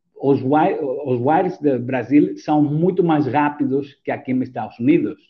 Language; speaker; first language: Portuguese; non-native, fluent; Greek